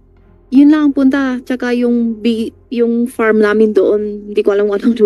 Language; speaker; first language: Filipino; non-native, learner; Chinese